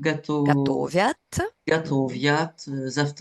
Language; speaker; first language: Russian; non-native, learner; French